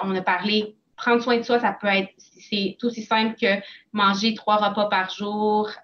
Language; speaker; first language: French; native; French